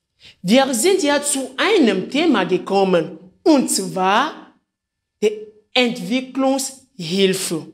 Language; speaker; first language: German; non-native, fluent; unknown